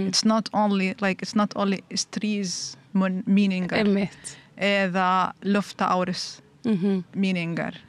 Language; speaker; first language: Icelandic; non-native, learner; Arabic